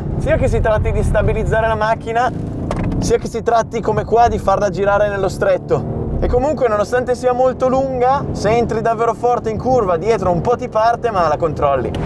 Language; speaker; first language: Italian; native; Italian